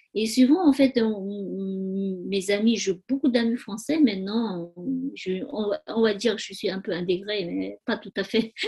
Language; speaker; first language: French; non-native, learner; Tibetan